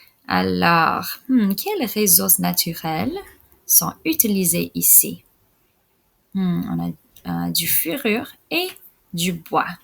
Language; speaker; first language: French; non-native, local second language; English